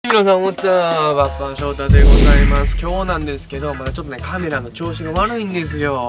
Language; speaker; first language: Japanese; native; Japanese